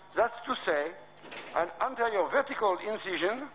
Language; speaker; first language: English; non-native, fluent; French